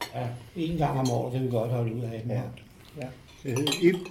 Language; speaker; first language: Danish; native; Danish